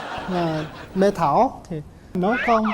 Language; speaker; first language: Vietnamese; non-native, learner; Korean